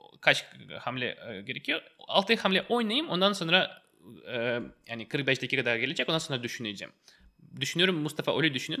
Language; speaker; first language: Turkish; non-native, fluent; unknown